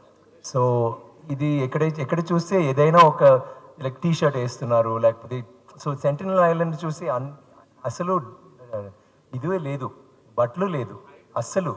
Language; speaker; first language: Telugu; non-native, fluent; Tamil